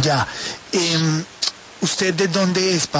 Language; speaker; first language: Spanish; native; Spanish